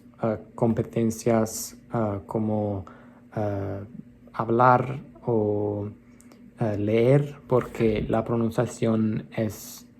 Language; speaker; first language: Spanish; non-native, learner; Italian